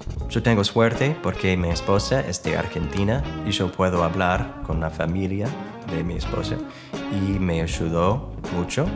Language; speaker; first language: Spanish; non-native, fluent; English